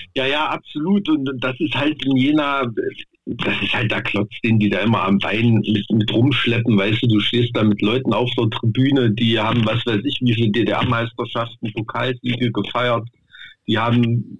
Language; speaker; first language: German; native; German